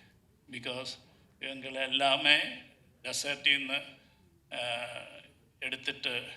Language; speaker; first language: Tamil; non-native, learner; Malayalam